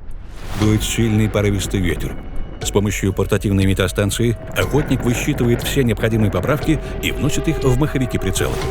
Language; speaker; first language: Russian; native; Russian